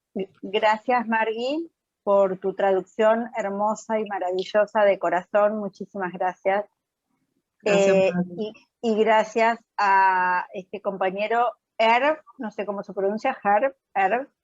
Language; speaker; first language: Spanish; native; Spanish